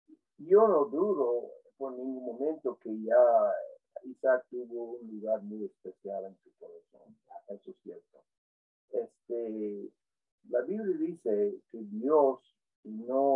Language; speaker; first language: Spanish; non-native, fluent; English